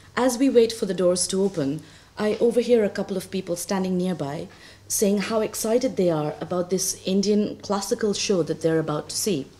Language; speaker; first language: English; non-native, local second language; Bangla